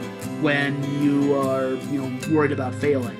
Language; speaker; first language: English; native; English